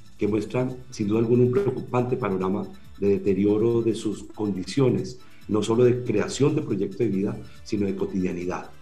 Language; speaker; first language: Spanish; native; Spanish